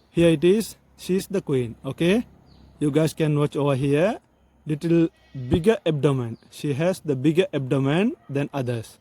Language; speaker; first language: English; non-native, local second language; Tamil